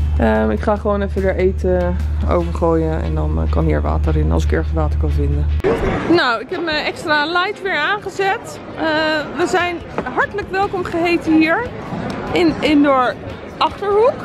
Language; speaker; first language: Dutch; native; Dutch